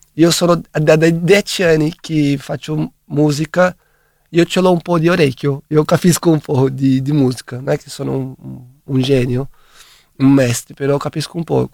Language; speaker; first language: Italian; non-native, fluent; Portuguese